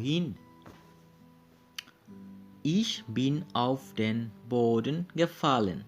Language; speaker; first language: German; non-native, learner; Bangla